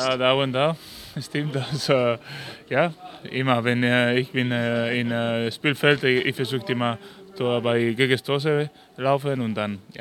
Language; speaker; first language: German; non-native, learner; Spanish